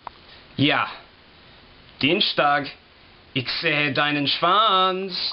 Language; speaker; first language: German; non-native, learner; English